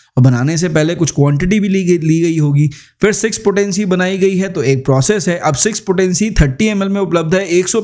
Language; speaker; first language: Hindi; native; Hindi